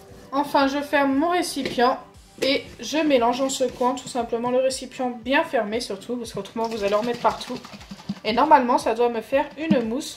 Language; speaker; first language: French; native; French